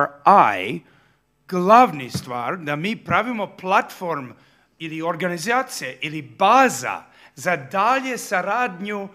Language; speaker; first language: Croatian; early bilingual, heritage; Serbian